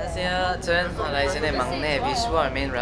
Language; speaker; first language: Korean; non-native, learner; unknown